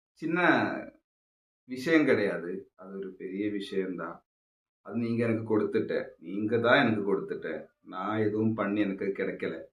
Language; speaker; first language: Tamil; non-native, local second language; Malayalam